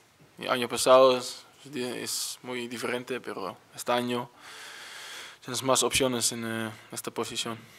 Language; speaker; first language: Spanish; non-native, learner; Dutch